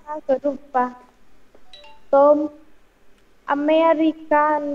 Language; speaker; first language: Russian; non-native, learner; Vietnamese